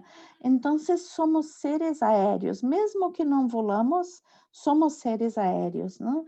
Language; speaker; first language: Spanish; non-native, learner; Portuguese